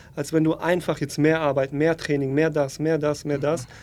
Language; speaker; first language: German; early bilingual, other home language; Polish